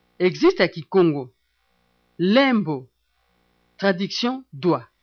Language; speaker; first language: French; non-native, local second language; Kongo